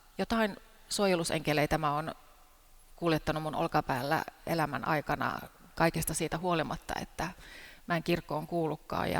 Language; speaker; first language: Finnish; native; Finnish